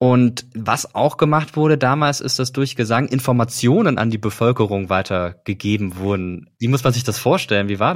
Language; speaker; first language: German; native; German